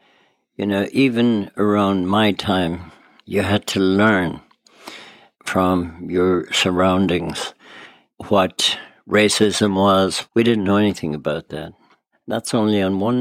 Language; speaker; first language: English; native; English